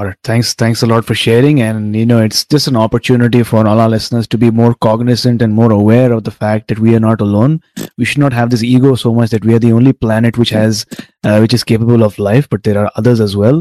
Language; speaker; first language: English; non-native, local second language; Tamil